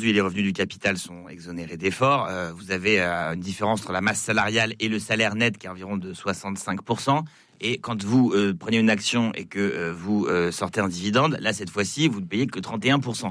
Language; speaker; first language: French; native; French